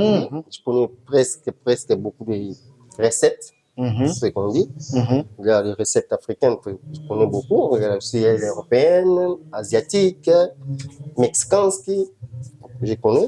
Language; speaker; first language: French; non-native, local second language; Lingala